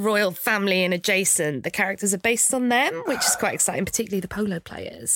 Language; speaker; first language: English; native; English